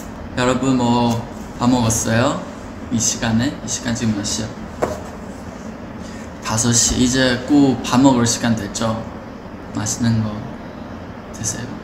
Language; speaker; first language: Korean; non-native, fluent; Chinese